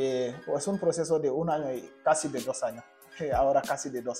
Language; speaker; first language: Spanish; non-native, learner; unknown